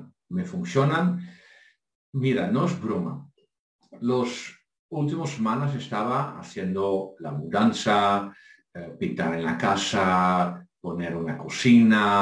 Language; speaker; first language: Spanish; non-native, fluent; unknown